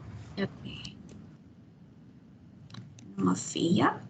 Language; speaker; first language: German; non-native, fluent; Indonesian